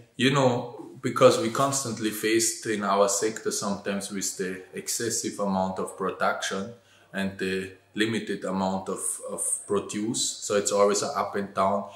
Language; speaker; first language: English; non-native, fluent; German